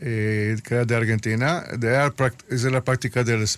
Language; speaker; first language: Spanish; early bilingual, heritage; Spanish